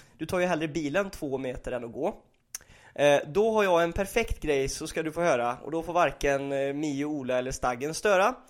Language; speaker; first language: Swedish; native; Swedish